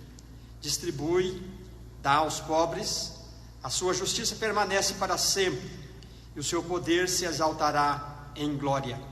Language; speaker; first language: Portuguese; native; Portuguese